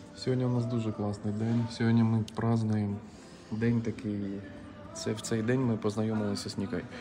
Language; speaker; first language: Ukrainian; non-native, local second language; Russian